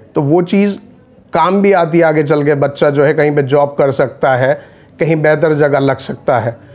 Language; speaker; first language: Hindi; native; Hindi